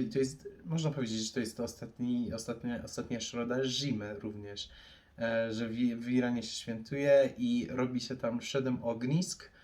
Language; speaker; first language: Polish; non-native, fluent; Persian